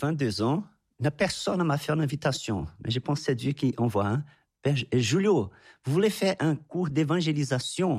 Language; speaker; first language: French; non-native, fluent; Portuguese